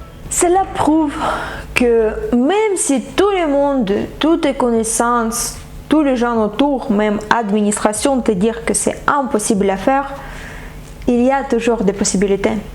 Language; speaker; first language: French; non-native, fluent; Ukrainian